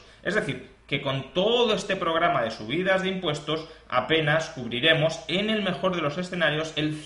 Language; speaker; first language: Spanish; native; Spanish